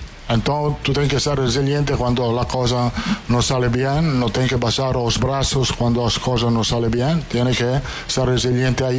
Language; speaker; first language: Spanish; non-native, fluent; Italian